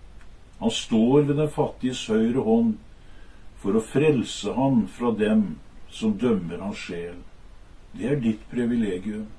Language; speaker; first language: Norwegian; native; Norwegian